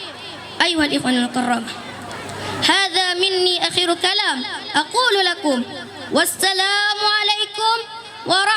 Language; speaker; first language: Arabic; non-native, learner; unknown